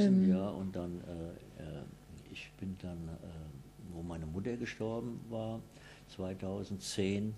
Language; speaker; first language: German; native; German